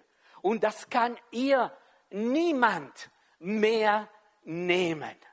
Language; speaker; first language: German; non-native, fluent; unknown